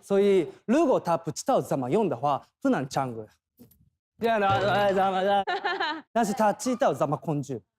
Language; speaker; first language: Chinese; non-native, fluent; Korean